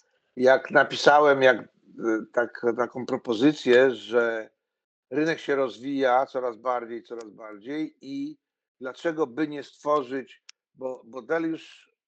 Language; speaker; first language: Polish; native; Polish